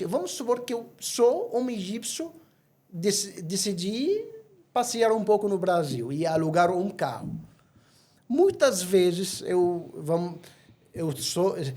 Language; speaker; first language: Portuguese; non-native, fluent; Arabic